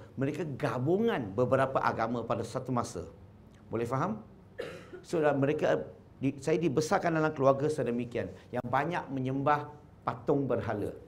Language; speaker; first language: Malay; non-native, local second language; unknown